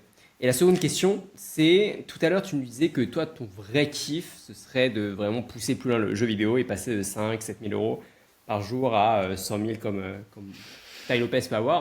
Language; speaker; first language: French; native; French